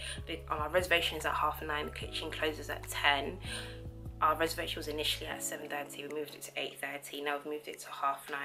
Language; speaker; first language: English; native; English